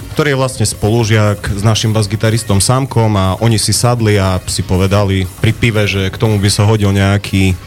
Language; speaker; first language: Slovak; native; Slovak